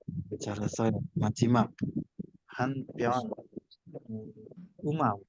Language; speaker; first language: Korean; non-native, fluent; Indonesian